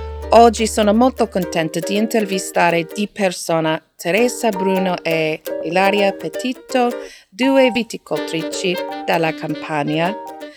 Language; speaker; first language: Italian; non-native, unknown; English